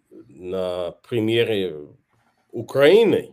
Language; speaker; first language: Russian; non-native, fluent; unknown